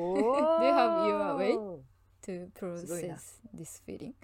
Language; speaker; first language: English; non-native, learner; Japanese